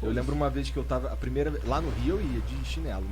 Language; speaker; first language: Portuguese; native; Portuguese